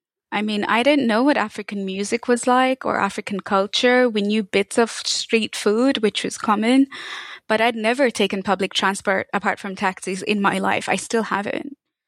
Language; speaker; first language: English; native; English